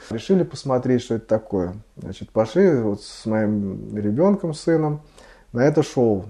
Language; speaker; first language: Russian; native; Russian